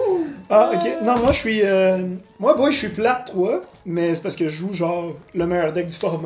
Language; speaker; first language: French; native; French